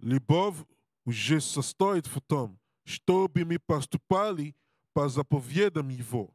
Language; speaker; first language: Russian; non-native, learner; Portuguese